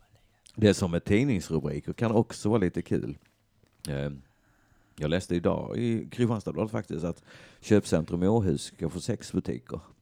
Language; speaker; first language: Swedish; native; Swedish